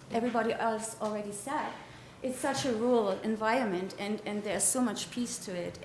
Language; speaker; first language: English; non-native, fluent; German